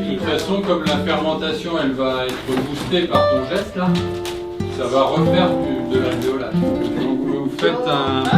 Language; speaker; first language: French; native; French